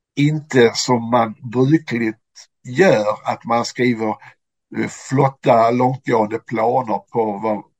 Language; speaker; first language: Swedish; native; Swedish